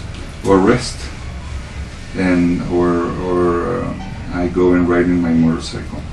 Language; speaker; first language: English; non-native, learner; Spanish